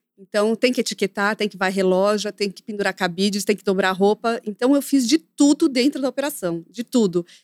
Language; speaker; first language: Portuguese; native; Portuguese